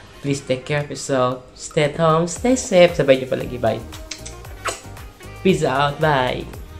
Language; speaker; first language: English; non-native, local second language; Malay